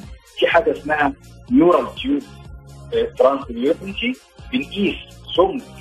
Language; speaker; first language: Arabic; native; Arabic